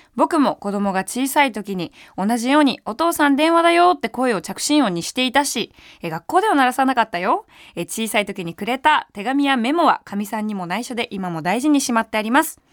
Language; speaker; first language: Japanese; native; Japanese